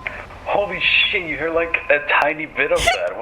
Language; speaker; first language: English; native; English